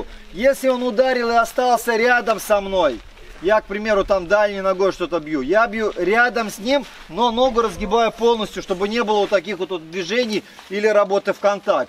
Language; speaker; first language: Russian; native; Russian